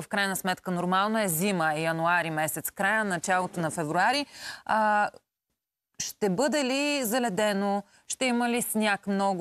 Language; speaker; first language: Bulgarian; native; Bulgarian